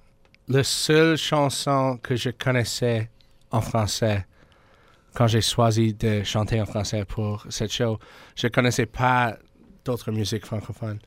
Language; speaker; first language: French; non-native, learner; English